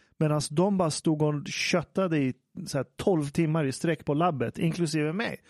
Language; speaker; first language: Swedish; early bilingual, other home language; Persian